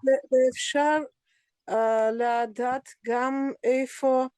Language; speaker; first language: Hebrew; non-native, learner; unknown